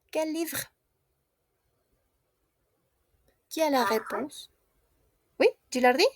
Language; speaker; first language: French; non-native, fluent; Spanish